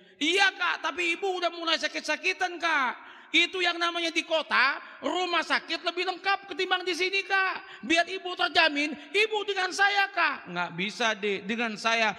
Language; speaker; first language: Indonesian; non-native, local second language; Madurese